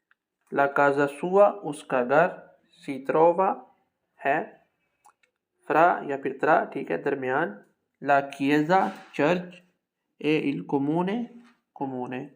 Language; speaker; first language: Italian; non-native, fluent; Urdu